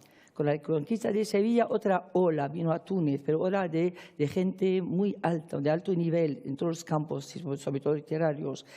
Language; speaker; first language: Spanish; non-native, fluent; Arabic